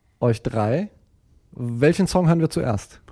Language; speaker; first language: German; native; German